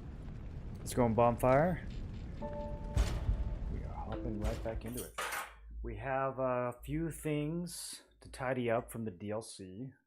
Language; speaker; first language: English; native; English